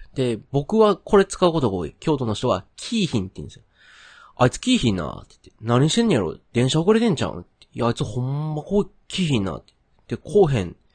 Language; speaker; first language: Japanese; native; Japanese